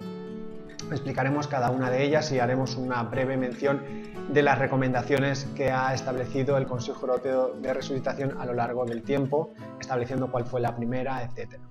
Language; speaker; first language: Spanish; native; Spanish